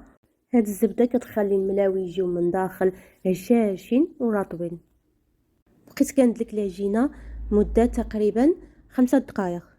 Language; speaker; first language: Arabic; native; Arabic